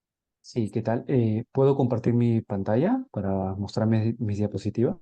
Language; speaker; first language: Spanish; native; Spanish